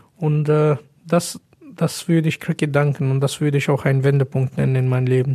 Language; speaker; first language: German; non-native, fluent; Pashto